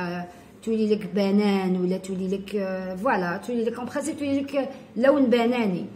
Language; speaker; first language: Arabic; native; Arabic